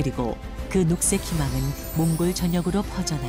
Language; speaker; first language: Korean; native; Korean